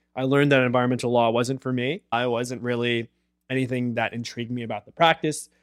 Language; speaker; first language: English; native; English